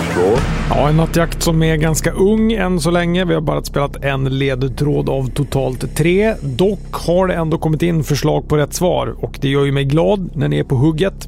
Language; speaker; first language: Swedish; native; Swedish